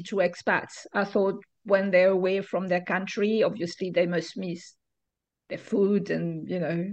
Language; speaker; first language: English; non-native, fluent; French